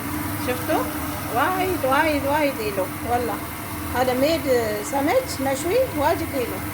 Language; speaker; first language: Arabic; non-native, learner; Amharic